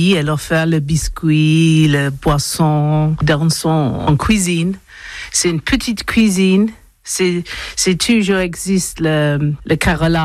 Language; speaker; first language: French; non-native, learner; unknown